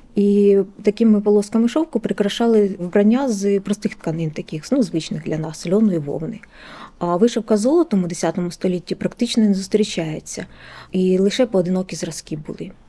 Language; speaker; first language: Ukrainian; native; Ukrainian